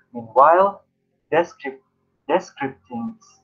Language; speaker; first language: English; non-native, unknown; Indonesian